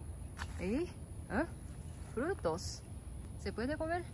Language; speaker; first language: Spanish; non-native, learner; Japanese